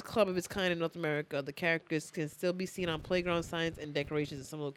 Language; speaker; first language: English; native; English